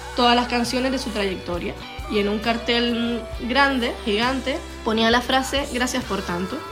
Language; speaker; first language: Spanish; native; Spanish